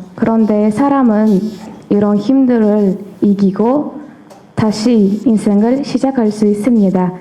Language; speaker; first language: Korean; non-native, learner; Uzbek